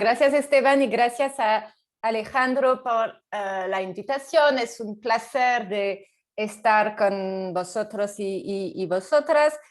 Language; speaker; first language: Spanish; non-native, fluent; French